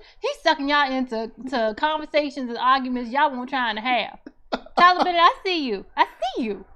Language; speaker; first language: English; native; English